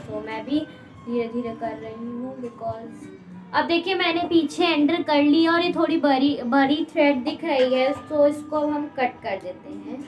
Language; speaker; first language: Hindi; native; Hindi